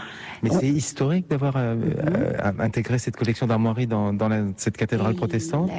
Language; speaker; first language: French; native; French